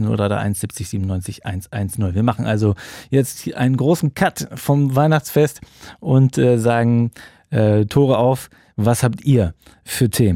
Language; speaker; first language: German; native; German